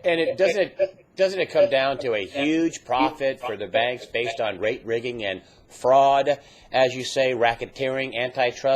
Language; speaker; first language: English; native; English